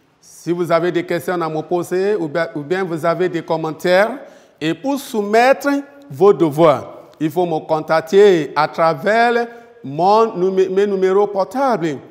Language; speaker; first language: French; non-native, fluent; Yoruba